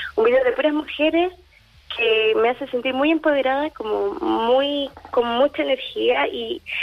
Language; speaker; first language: Spanish; native; Spanish